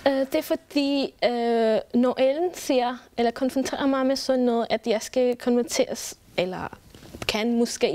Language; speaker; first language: Danish; non-native, fluent; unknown